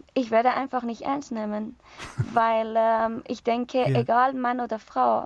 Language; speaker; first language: German; non-native, learner; Persian